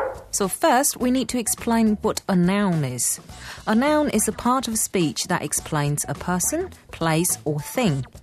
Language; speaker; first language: English; non-native, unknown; Chinese